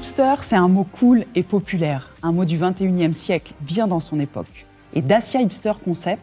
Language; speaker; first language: French; native; French